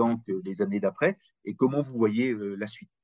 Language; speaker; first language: French; native; French